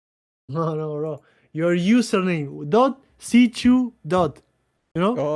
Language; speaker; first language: English; non-native, learner; Portuguese